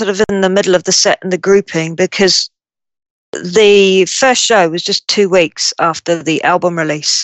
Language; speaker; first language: English; native; English